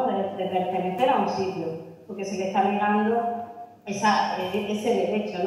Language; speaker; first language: Spanish; native; Spanish